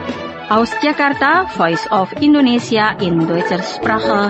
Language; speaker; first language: German; non-native, fluent; Indonesian